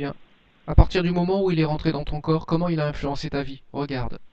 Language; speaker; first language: French; native; French